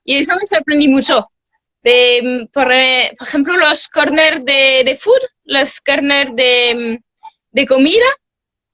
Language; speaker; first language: Spanish; non-native, fluent; French